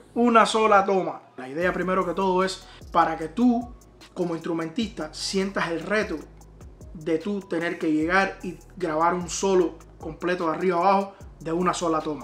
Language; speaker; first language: Spanish; native; Spanish